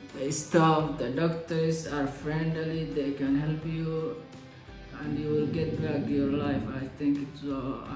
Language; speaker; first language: English; non-native, learner; Somali